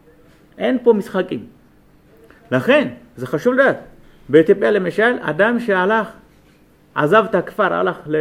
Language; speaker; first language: Hebrew; non-native, fluent; Amharic